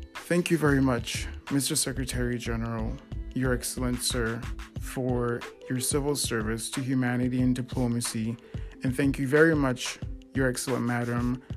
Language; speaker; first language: English; native; English